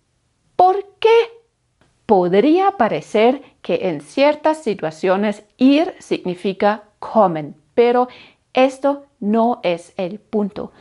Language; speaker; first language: Spanish; non-native, fluent; German